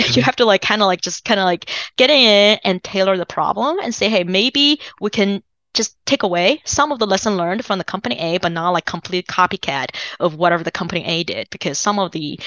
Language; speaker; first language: English; non-native, fluent; Chinese